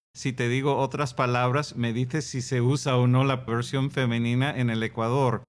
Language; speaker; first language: Spanish; non-native, fluent; English